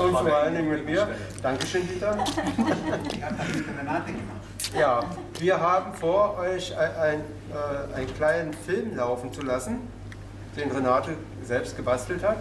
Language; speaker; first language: German; native; German